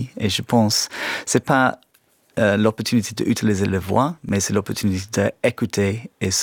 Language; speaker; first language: French; non-native, fluent; English